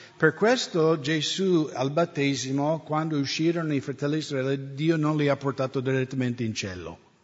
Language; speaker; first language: Italian; non-native, fluent; English